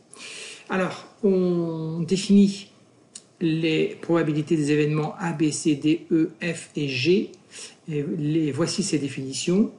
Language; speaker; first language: French; native; French